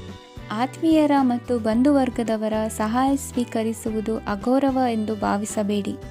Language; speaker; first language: Kannada; native; Kannada